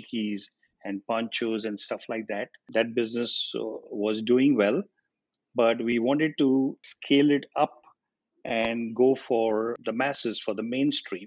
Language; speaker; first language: English; non-native, local second language; Gujarati